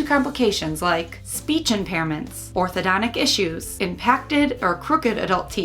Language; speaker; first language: English; native; English